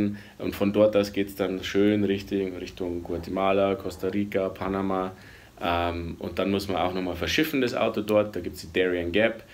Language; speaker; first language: German; native; German